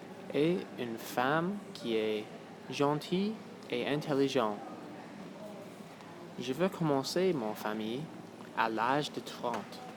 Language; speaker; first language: French; non-native, local second language; English